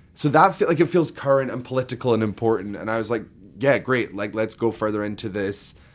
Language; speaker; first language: English; native; English